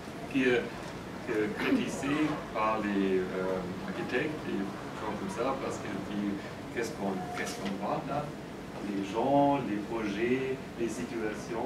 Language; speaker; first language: French; non-native, fluent; German